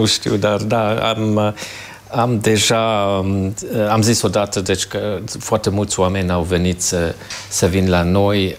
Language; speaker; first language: Romanian; non-native, fluent; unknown